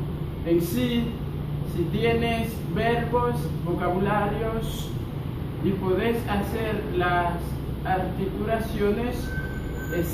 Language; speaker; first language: Spanish; non-native, fluent; Haitian Creole